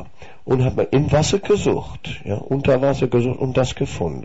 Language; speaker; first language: German; non-native, fluent; Dutch